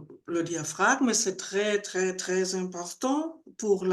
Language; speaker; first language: French; non-native, learner; Spanish